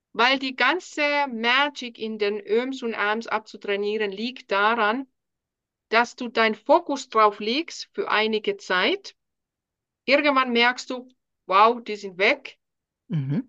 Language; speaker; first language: German; non-native, fluent; Finnish